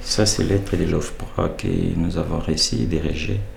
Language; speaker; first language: French; non-native, local second language; Lingala